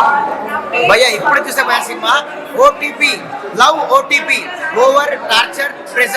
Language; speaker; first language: Telugu; native; Telugu